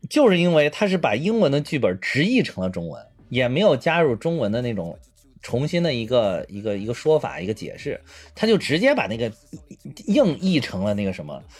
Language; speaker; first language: Chinese; native; Chinese